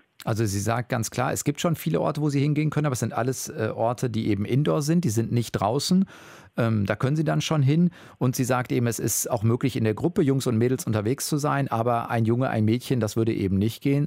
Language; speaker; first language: German; native; German